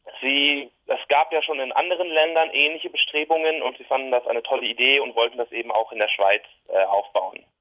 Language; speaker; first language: German; native; German